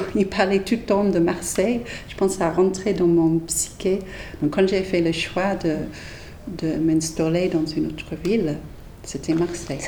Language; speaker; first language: French; non-native, fluent; English